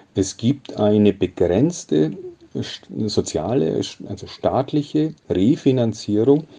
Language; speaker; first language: German; native; German